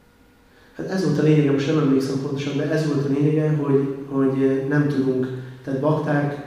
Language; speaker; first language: Hungarian; native; Hungarian